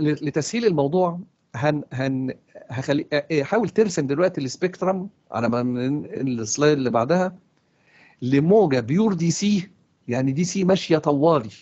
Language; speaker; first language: Arabic; native; Arabic